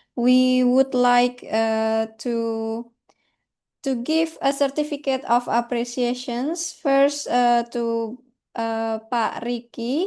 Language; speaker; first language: English; non-native, fluent; Indonesian